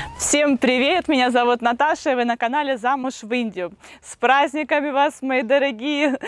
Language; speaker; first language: Russian; native; Russian